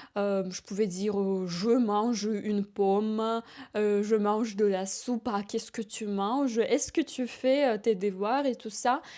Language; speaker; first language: French; non-native, fluent; Ukrainian